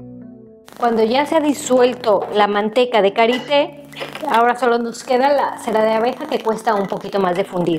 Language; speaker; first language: Spanish; native; Spanish